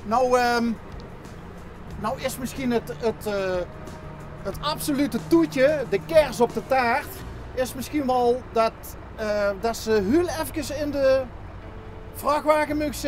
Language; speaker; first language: Dutch; native; Dutch